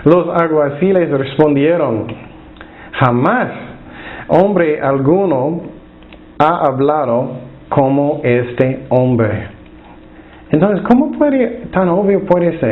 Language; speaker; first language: Spanish; non-native, fluent; English